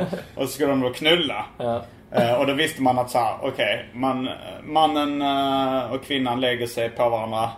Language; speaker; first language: Swedish; native; Swedish